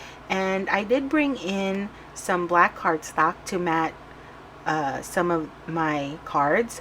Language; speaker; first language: English; native; English